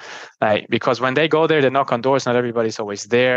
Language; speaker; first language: English; non-native, fluent; German